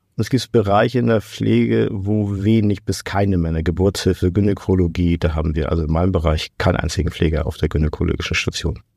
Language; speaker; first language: German; non-native, fluent; Portuguese